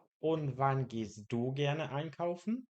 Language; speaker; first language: German; non-native, fluent; Polish